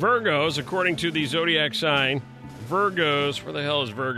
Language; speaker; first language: English; native; English